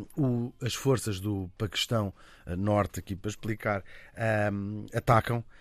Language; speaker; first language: Portuguese; native; Portuguese